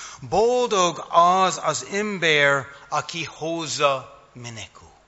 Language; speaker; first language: Hungarian; non-native, fluent; English